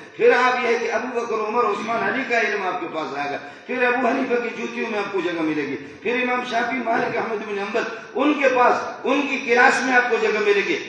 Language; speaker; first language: Urdu; non-native, local second language; Brahui